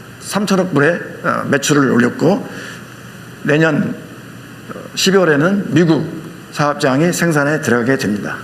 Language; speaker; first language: Korean; native; Korean